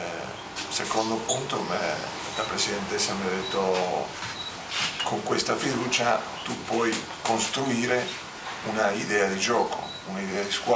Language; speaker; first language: Italian; non-native, fluent; Spanish